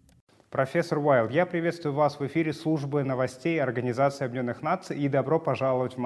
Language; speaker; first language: Russian; native; Russian